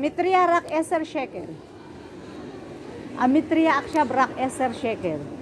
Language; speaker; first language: Hebrew; non-native, learner; Filipino